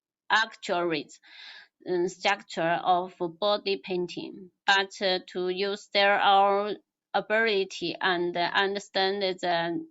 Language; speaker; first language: English; non-native, learner; Chinese